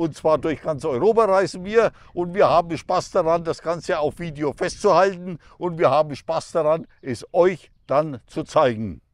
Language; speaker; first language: German; native; German